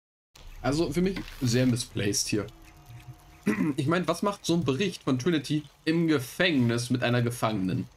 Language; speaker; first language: German; native; German